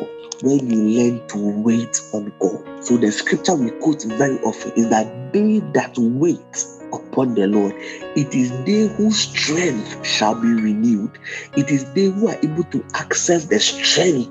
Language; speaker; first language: English; non-native, local second language; Akan